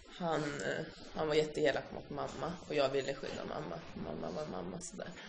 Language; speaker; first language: Swedish; early bilingual, other home language; Finnish